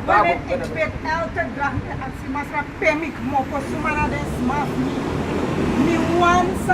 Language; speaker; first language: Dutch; non-native, local second language; Sranan Tongo